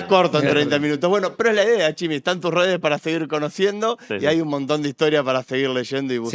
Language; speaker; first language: Spanish; native; Spanish